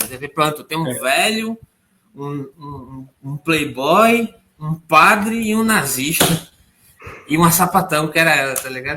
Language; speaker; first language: Portuguese; native; Portuguese